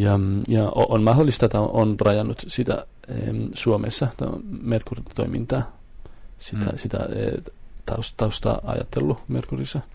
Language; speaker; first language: Finnish; non-native, fluent; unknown